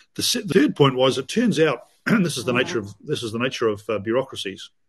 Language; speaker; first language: English; native; English